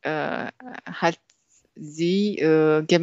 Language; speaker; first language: German; non-native, learner; French